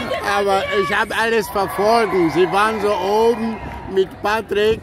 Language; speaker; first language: German; non-native, learner; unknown